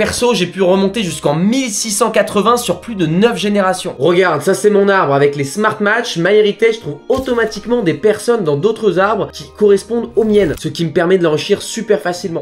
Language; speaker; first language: French; native; French